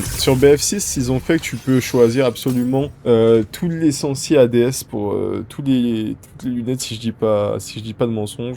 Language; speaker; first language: French; native; French